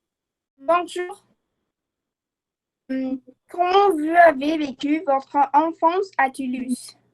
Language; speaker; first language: French; non-native, learner; Spanish